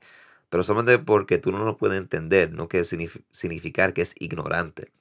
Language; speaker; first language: Spanish; early bilingual, heritage; Spanish